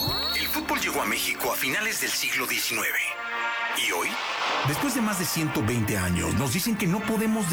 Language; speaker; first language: Spanish; native; Spanish